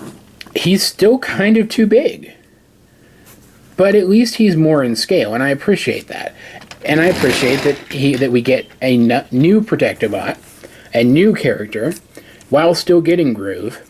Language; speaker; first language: English; native; English